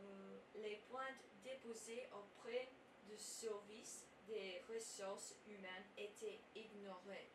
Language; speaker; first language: French; non-native, learner; English